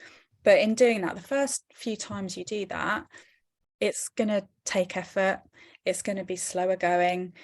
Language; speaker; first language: English; native; English